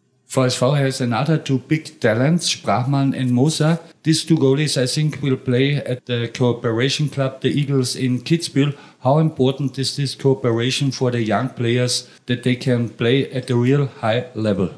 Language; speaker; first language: English; non-native, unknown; German